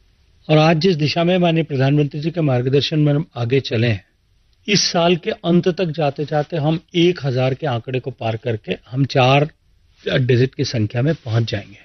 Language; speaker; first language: Hindi; native; Hindi